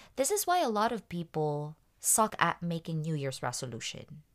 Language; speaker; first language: English; non-native, local second language; Waray